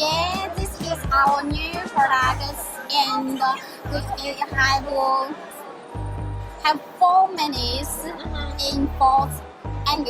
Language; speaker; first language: English; non-native, local second language; Chinese